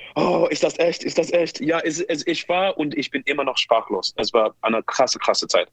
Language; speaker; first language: German; non-native, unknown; English